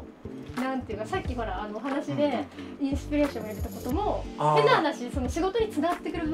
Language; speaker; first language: Japanese; native; Japanese